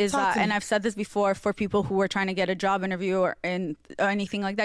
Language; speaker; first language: English; non-native, fluent; Hebrew